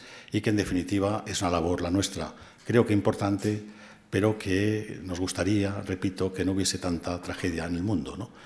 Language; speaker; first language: Spanish; native; Spanish